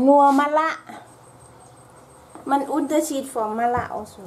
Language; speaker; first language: German; non-native, learner; Thai